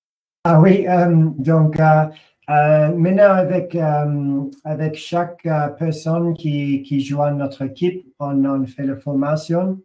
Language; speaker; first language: French; non-native, learner; English